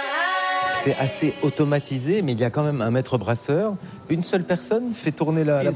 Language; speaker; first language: French; native; French